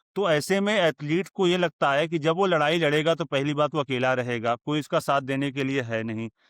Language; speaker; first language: Hindi; native; Hindi